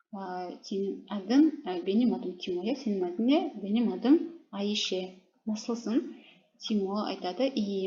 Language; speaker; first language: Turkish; non-native, fluent; Kazakh